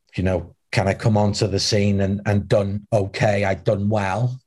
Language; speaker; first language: English; native; English